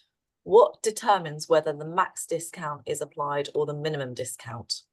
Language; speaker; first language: English; native; English